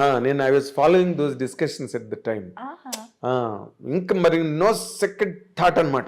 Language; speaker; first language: Telugu; native; Telugu